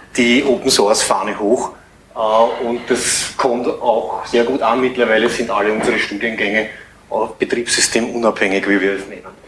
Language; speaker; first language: German; native; German